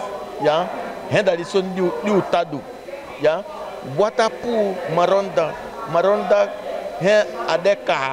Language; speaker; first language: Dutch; non-native, local second language; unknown